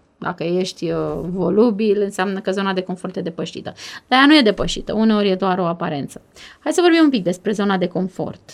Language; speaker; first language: Romanian; native; Romanian